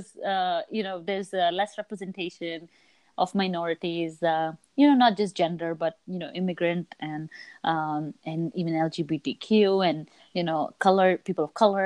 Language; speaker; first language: English; non-native, local second language; Hindi